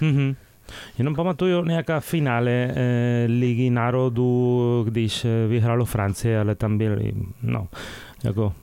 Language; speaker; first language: Czech; non-native, fluent; Spanish